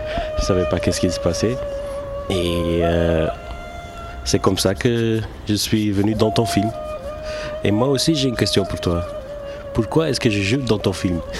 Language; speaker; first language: French; non-native, local second language; Turkish